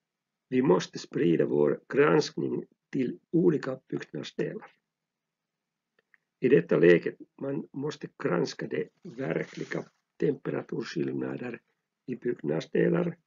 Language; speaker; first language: Swedish; non-native, local second language; Finnish